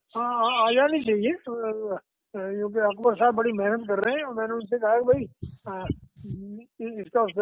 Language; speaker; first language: Hindi; native; Hindi